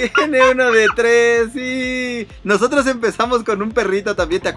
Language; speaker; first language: Spanish; native; Spanish